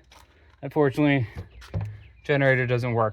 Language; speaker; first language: English; native; English